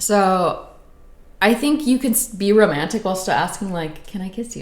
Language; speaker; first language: English; native; English